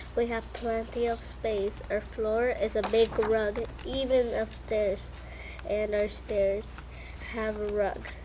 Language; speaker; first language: English; early bilingual, other home language; Spanish